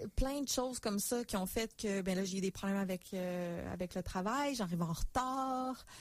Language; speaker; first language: French; native; French